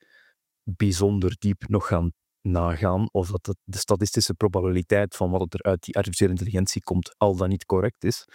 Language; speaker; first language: Dutch; native; Dutch